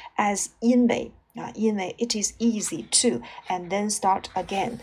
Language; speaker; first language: English; non-native, fluent; Chinese